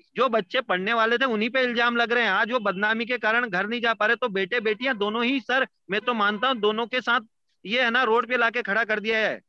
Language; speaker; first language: Hindi; native; Hindi